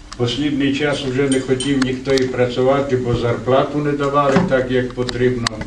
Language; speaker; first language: Ukrainian; non-native, local second language; Romany